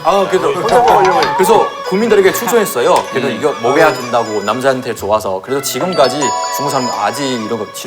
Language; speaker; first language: Korean; non-native, fluent; Chinese